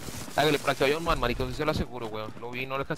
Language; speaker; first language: Spanish; native; Spanish